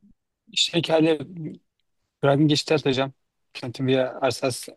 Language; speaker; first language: German; non-native, learner; Turkish